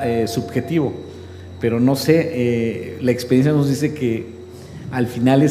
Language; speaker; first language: Spanish; native; Spanish